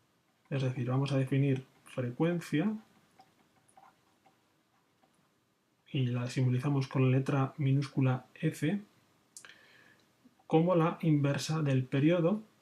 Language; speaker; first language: Spanish; native; Spanish